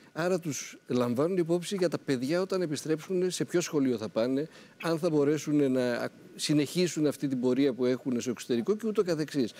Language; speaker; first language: Greek; native; Greek